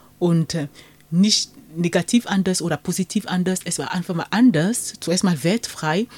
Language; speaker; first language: German; non-native, fluent; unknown